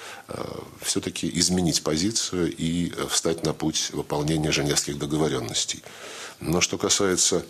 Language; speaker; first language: Russian; native; Russian